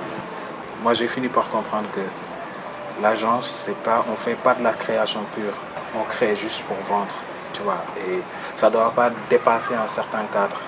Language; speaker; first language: French; non-native, local second language; Wolof